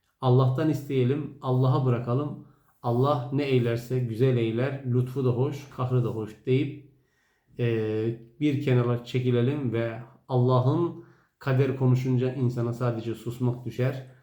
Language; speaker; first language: Turkish; native; Turkish